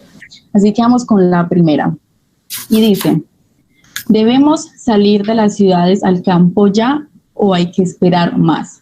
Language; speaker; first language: Spanish; native; Spanish